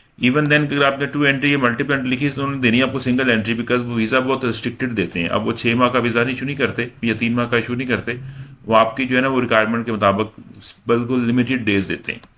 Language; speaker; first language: Urdu; non-native, local second language; Punjabi